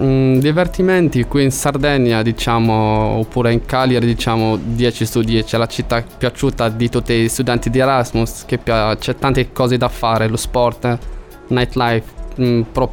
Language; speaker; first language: Italian; non-native, learner; Arabic